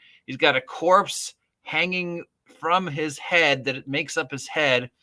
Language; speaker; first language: English; native; English